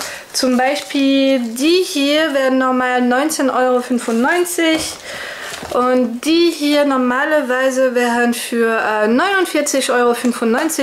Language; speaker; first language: German; non-native, fluent; French